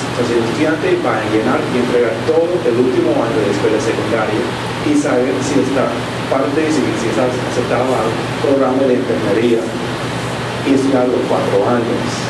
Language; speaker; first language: Spanish; non-native, fluent; English